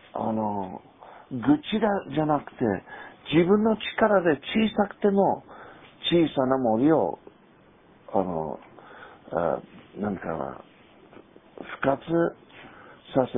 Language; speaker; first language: Japanese; non-native, fluent; English